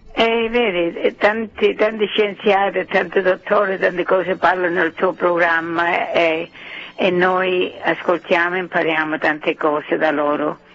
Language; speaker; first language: Italian; native; Italian